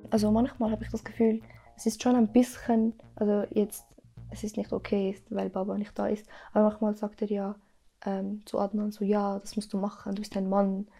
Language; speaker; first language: German; early bilingual, other home language; Arabic